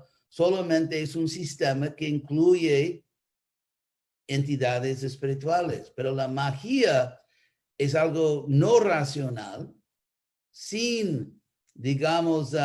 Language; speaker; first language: Spanish; non-native, fluent; English